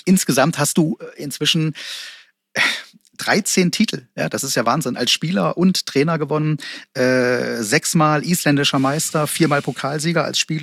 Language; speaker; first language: German; native; German